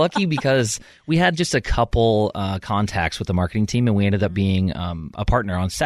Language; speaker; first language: English; native; English